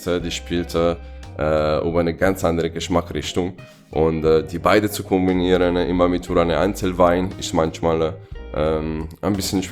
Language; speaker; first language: German; non-native, fluent; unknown